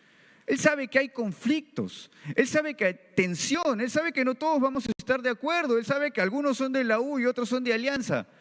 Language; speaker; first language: Spanish; native; Spanish